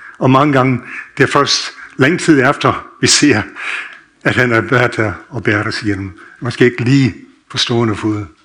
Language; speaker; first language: Danish; non-native, fluent; English